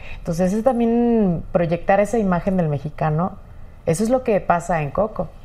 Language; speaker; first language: Spanish; native; Spanish